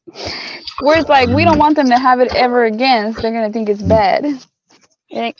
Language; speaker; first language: English; native; English